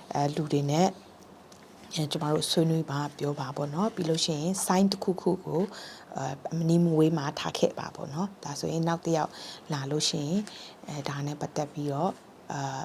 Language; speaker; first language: Burmese; non-native, local second language; Kachin